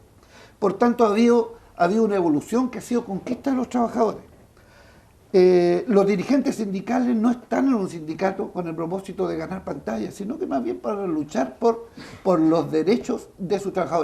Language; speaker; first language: Spanish; native; Spanish